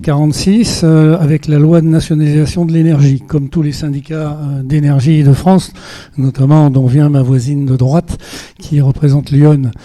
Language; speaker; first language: French; native; French